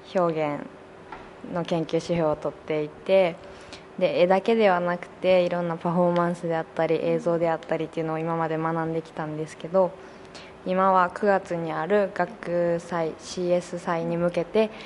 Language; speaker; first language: Japanese; native; Japanese